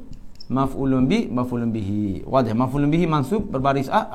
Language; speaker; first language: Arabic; non-native, fluent; Malay